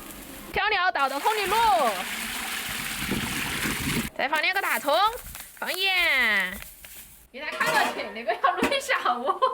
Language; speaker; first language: Chinese; native; Chinese